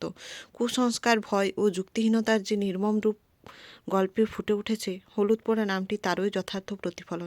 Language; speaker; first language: Bangla; native; Bangla